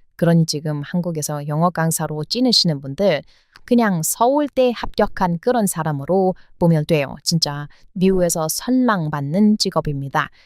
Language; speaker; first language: Korean; non-native, fluent; English